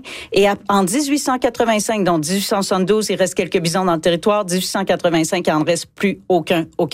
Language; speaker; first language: French; native; French